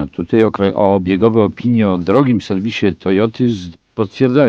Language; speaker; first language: Polish; native; Polish